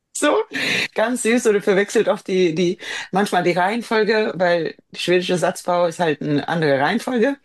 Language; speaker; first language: German; non-native, fluent; Swedish